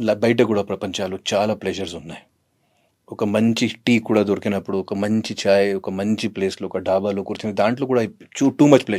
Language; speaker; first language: Telugu; non-native, fluent; Hindi